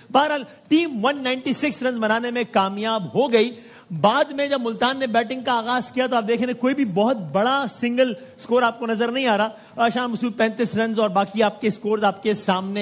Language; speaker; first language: Urdu; native; Urdu